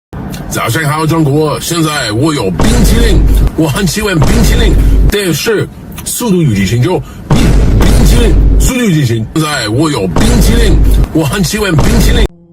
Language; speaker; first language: Chinese; non-native, learner; English